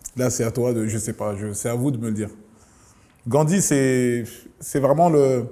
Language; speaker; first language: French; early bilingual, other home language; Lingala